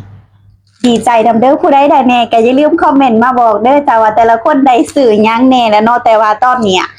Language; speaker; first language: Thai; non-native, local second language; Lao